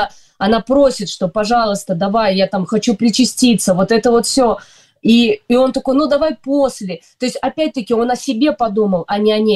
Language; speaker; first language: Russian; native; Russian